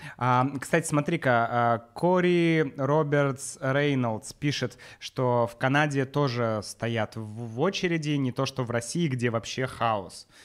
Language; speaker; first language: Russian; native; Russian